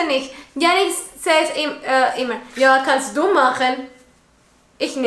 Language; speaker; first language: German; non-native, learner; Spanish